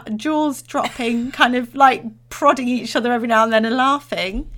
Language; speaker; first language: English; native; English